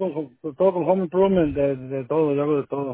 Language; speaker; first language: Spanish; native; Spanish